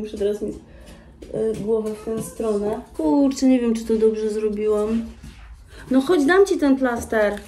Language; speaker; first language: Polish; native; Polish